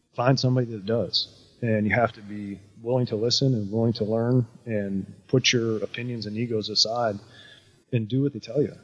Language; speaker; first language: English; native; English